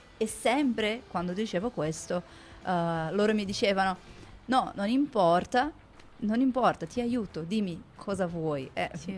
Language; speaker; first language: Italian; non-native, fluent; Portuguese